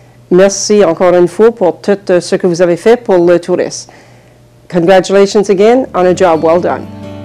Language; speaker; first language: French; early bilingual, heritage; French